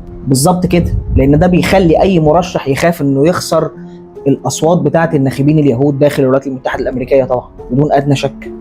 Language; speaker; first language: Arabic; native; Arabic